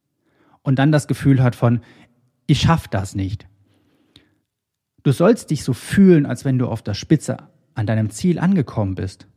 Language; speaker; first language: German; native; German